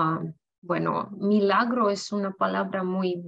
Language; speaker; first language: Spanish; non-native, fluent; Russian